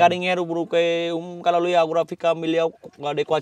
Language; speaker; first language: Portuguese; non-native, learner; Vietnamese